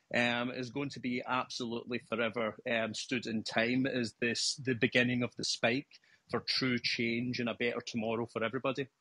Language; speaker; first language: English; native; English